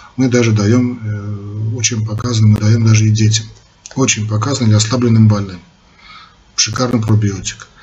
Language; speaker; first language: Russian; non-native, local second language; Armenian